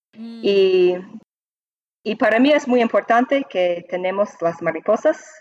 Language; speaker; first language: Spanish; non-native, learner; English